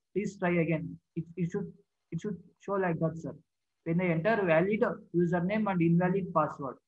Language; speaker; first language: English; non-native, local second language; Kannada